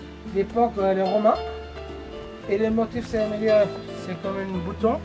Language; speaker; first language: French; non-native, fluent; Turkish